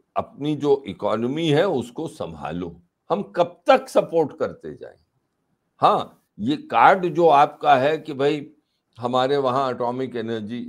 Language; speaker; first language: Hindi; native; Hindi